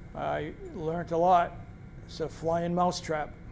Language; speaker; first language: English; native; English